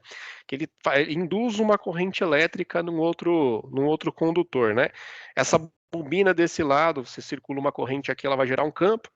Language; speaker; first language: Portuguese; native; Portuguese